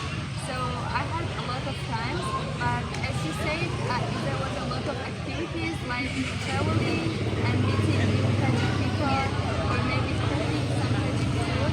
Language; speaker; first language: English; non-native, fluent; Tajik